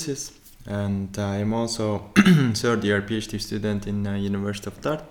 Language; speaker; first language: English; non-native, fluent; Turkmen